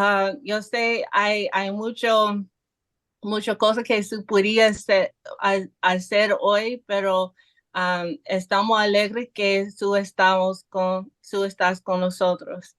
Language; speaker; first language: Spanish; non-native, learner; English